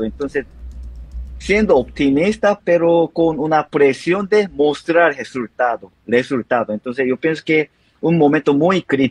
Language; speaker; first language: Spanish; non-native, learner; Korean